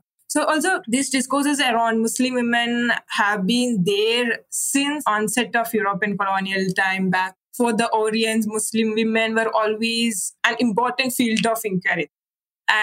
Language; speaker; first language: English; non-native, local second language; Malayalam